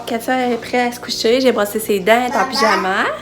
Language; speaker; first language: French; native; French